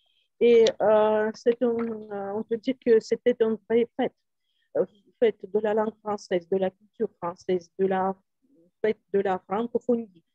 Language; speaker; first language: French; non-native, fluent; Russian